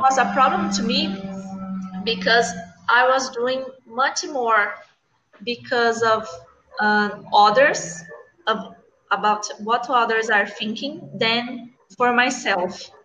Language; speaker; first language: English; non-native, learner; Portuguese